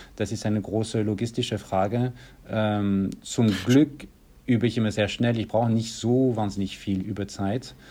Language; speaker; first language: German; non-native, fluent; French